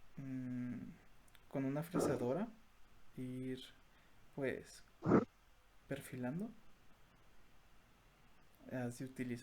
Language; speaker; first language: Spanish; native; Spanish